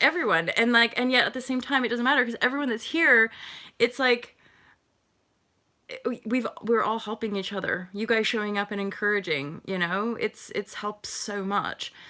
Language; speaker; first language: English; native; English